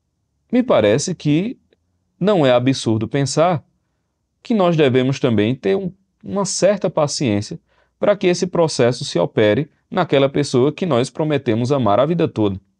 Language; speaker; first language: Portuguese; native; Portuguese